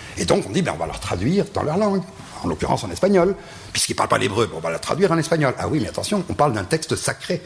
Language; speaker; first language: French; non-native, local second language; Ladino